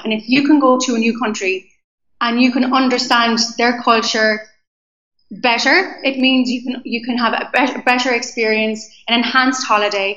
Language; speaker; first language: English; native; English